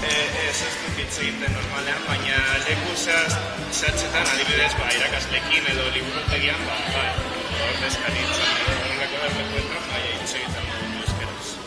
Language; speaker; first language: Basque; non-native, local second language; Spanish